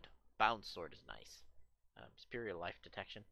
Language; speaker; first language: English; native; English